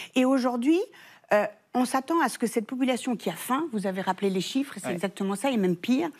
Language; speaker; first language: French; early bilingual, other home language; Persian